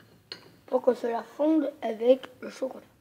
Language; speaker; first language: French; native; French